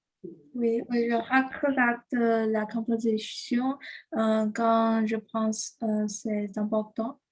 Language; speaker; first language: French; non-native, learner; Chinese